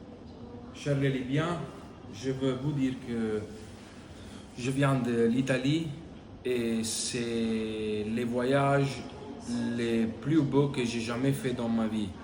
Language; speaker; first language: French; non-native, learner; Italian